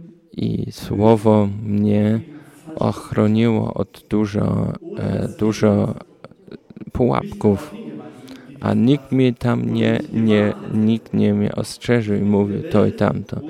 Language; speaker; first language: Polish; early bilingual, heritage; Polish